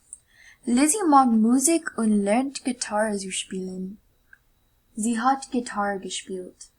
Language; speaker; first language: German; non-native, learner; English